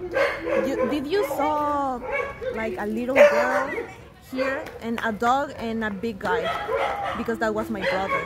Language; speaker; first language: English; non-native, fluent; Spanish